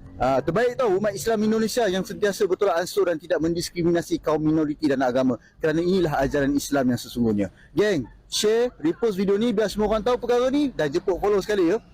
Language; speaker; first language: Malay; native; Malay